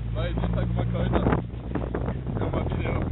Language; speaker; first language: Portuguese; non-native, learner; French